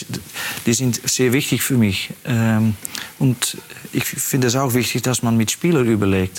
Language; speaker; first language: German; non-native, fluent; Dutch